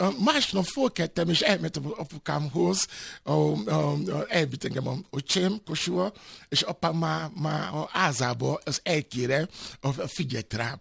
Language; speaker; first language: Hungarian; non-native, fluent; Yoruba